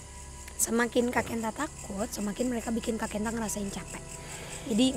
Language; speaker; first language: Indonesian; native; Indonesian